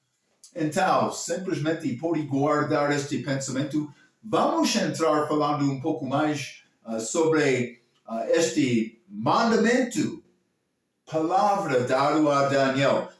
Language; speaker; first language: Portuguese; non-native, learner; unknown